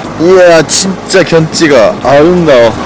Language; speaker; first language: Korean; non-native, fluent; Japanese